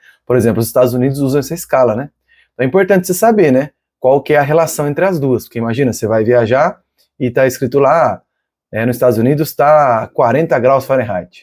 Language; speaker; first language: Portuguese; native; Portuguese